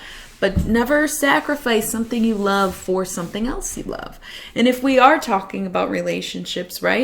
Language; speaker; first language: English; native; English